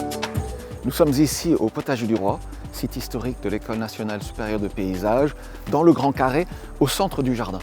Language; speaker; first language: French; native; French